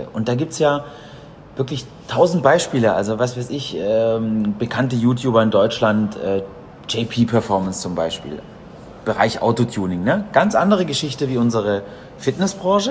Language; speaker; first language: German; native; German